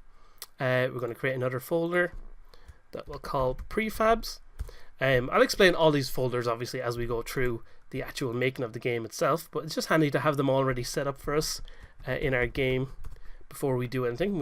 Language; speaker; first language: English; native; English